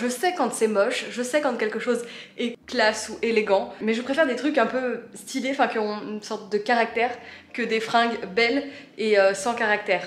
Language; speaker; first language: French; native; French